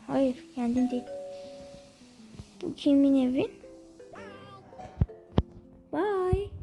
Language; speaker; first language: Turkish; early bilingual, heritage; Turkish